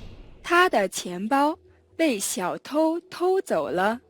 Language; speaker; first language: Chinese; non-native, learner; Mongolian